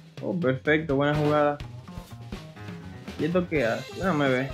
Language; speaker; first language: Spanish; native; Spanish